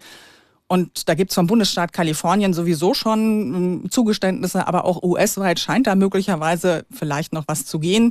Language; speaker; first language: German; native; German